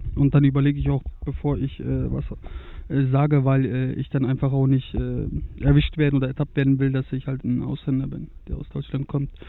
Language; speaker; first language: German; early bilingual, other home language; Turkish